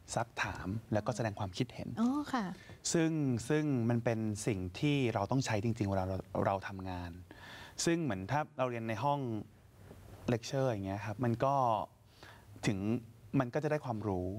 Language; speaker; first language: Thai; native; Thai